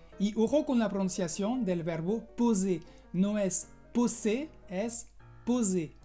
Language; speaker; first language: Spanish; non-native, fluent; French